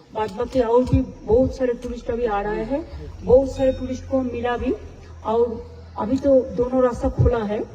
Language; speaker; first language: Hindi; non-native, local second language; Bangla